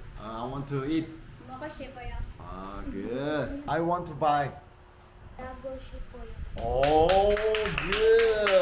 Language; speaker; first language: English; non-native, learner; Korean